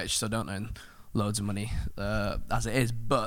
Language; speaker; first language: English; native; English